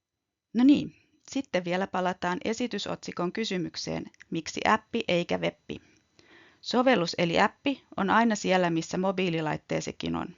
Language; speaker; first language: Finnish; native; Finnish